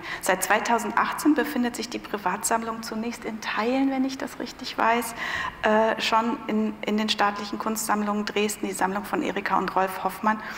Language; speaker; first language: German; native; German